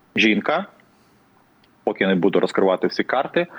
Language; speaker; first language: Ukrainian; non-native, fluent; Russian